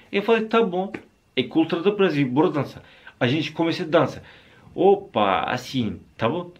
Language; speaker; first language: Portuguese; non-native, learner; Turkish